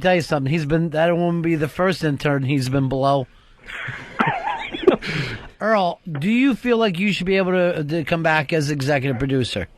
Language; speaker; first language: English; native; English